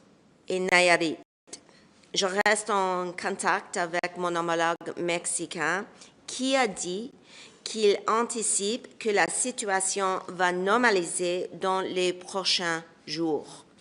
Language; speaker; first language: French; non-native, fluent; English